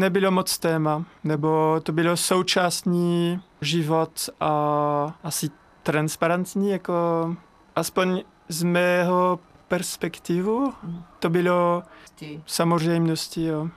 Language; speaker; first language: Czech; non-native, fluent; French